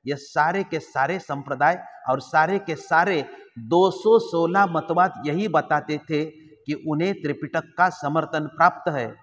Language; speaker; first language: Hindi; non-native, local second language; Marathi